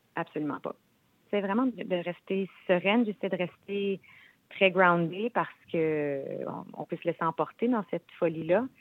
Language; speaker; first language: French; native; French